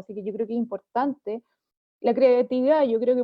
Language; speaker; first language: Spanish; native; Spanish